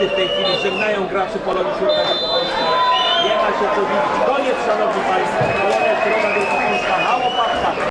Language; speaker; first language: Polish; native; Polish